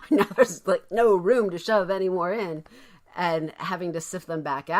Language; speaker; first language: English; native; English